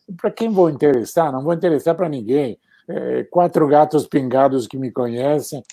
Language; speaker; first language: Portuguese; non-native, fluent; Italian